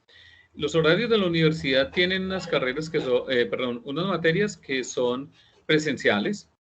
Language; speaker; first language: Spanish; native; Spanish